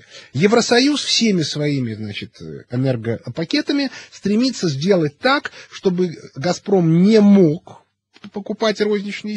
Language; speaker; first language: Russian; native; Russian